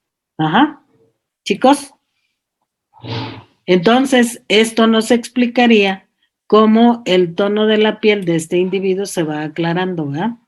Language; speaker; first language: Spanish; native; Spanish